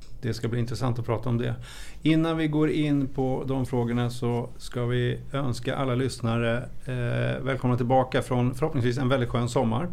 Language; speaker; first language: Swedish; native; Swedish